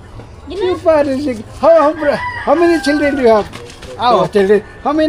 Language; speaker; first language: English; non-native, local second language; Filipino